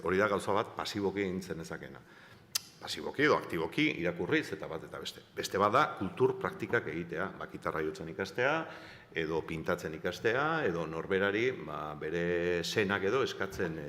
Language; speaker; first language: Basque; native; Basque